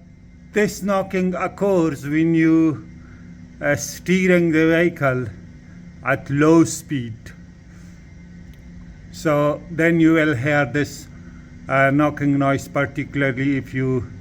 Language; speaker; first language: English; non-native, fluent; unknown